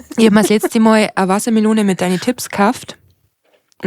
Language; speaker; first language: German; native; German